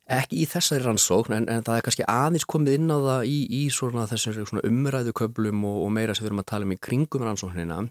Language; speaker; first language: Icelandic; native; Icelandic